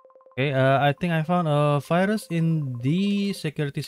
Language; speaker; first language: English; non-native, learner; Indonesian